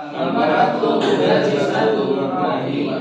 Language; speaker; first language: Arabic; non-native, learner; Indonesian